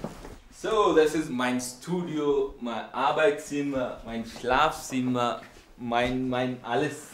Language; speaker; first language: German; non-native, fluent; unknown